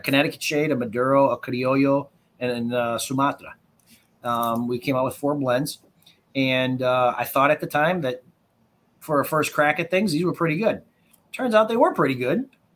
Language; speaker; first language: English; native; English